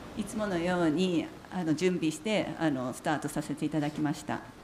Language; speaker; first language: Japanese; native; Japanese